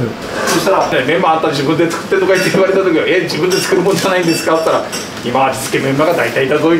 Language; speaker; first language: Japanese; native; Japanese